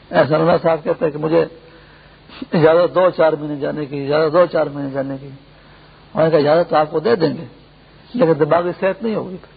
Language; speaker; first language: Urdu; non-native, local second language; Pashto